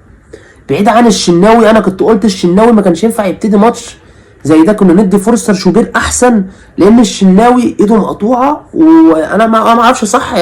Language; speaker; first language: Arabic; native; Arabic